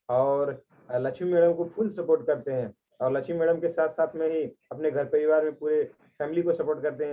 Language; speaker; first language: Hindi; native; Hindi